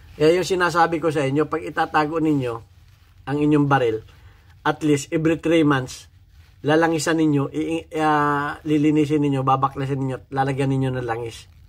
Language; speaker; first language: Filipino; native; Filipino